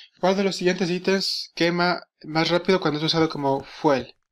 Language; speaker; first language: Spanish; native; Spanish